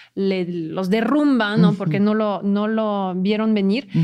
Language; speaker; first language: Spanish; non-native, fluent; French